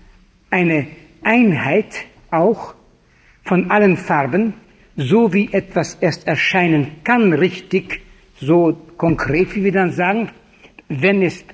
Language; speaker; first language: German; non-native, fluent; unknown